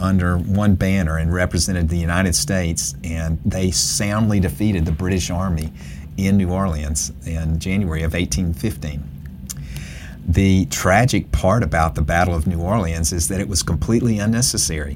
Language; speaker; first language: English; native; English